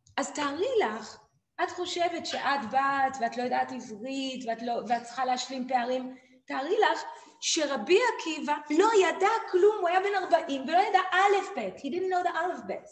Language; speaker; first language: Hebrew; native; Hebrew